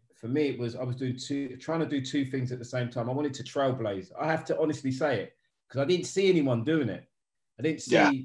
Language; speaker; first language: English; native; English